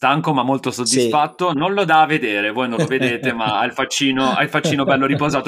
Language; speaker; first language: Italian; native; Italian